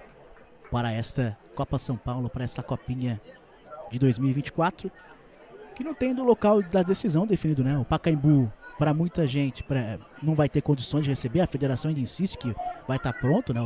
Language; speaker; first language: Portuguese; native; Portuguese